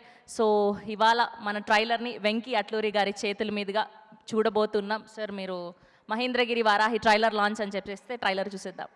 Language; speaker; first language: Telugu; native; Telugu